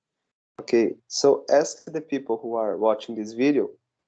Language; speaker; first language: English; non-native, learner; Portuguese